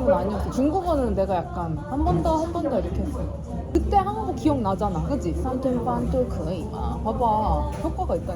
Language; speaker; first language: Korean; native; Korean